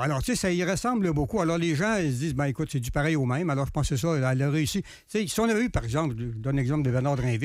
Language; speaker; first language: French; native; French